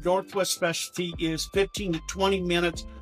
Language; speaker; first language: English; native; English